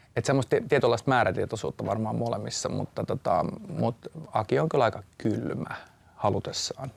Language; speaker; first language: Finnish; native; Finnish